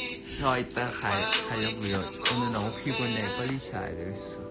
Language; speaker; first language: Korean; non-native, fluent; Thai